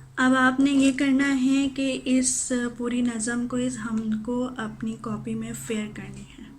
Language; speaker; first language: Urdu; native; Urdu